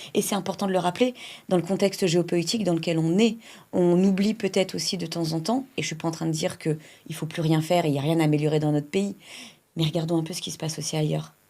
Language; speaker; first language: French; native; French